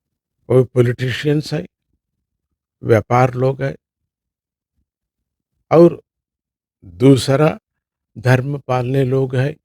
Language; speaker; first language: Hindi; non-native, local second language; Kannada